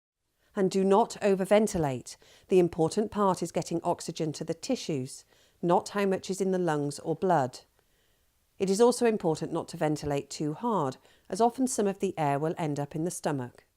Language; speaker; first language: English; native; English